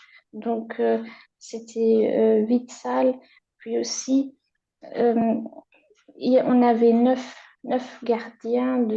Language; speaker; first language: French; non-native, fluent; German